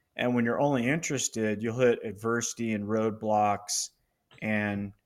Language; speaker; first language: English; native; English